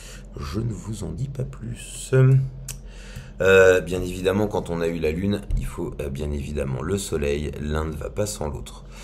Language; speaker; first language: French; native; French